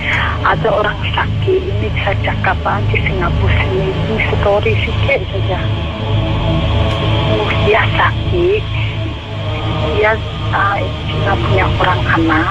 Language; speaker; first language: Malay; non-native, learner; Indonesian